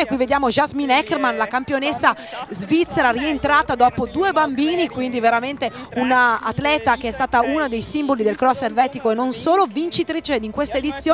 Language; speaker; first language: Italian; native; Italian